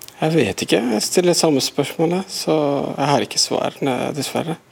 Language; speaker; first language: Norwegian; non-native, fluent; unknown